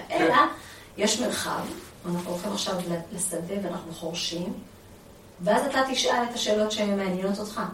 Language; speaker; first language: Hebrew; early bilingual, other home language; Amharic